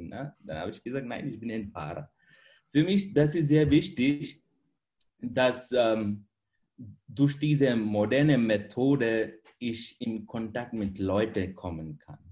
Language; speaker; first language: German; non-native, fluent; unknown